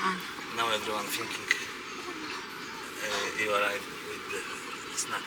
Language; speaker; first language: English; non-native, learner; Polish